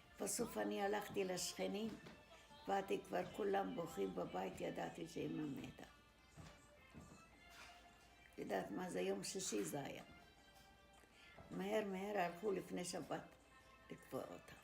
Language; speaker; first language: Hebrew; non-native, fluent; Arabic